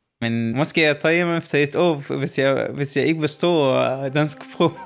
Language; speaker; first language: Norwegian; non-native, learner; Arabic